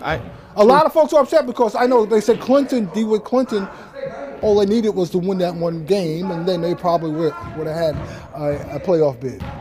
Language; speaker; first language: English; native; English